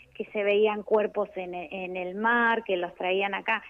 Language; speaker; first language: Spanish; native; Spanish